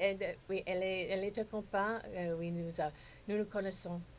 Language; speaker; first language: French; non-native, fluent; English